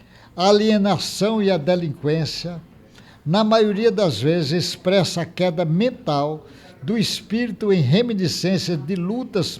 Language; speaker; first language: Portuguese; native; Portuguese